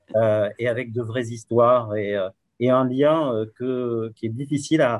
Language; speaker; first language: French; native; French